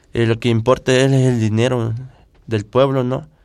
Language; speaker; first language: Spanish; non-native, local second language; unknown